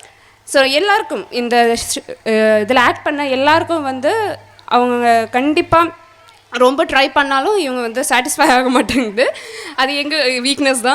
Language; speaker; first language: Tamil; non-native, learner; Malayalam